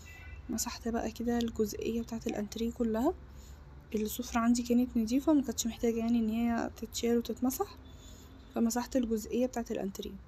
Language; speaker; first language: Arabic; native; Arabic